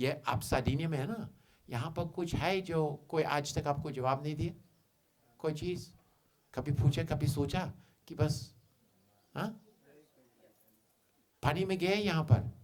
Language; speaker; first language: Hindi; non-native, fluent; English